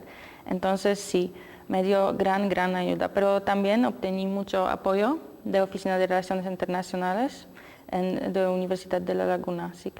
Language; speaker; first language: Spanish; non-native, learner; Polish